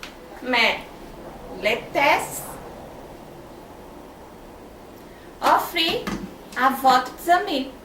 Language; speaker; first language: French; non-native, learner; Portuguese